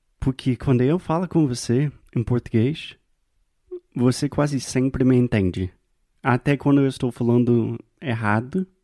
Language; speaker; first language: Portuguese; non-native, fluent; English